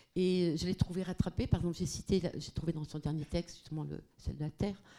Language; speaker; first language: French; non-native, fluent; Portuguese